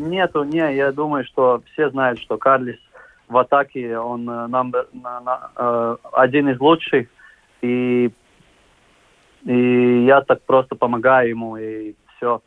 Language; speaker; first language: Russian; non-native, local second language; Latvian